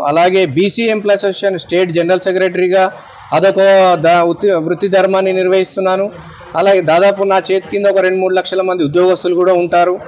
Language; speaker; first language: Telugu; non-native, local second language; Kannada